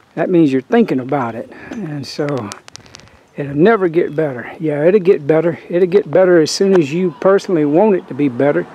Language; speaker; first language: English; native; English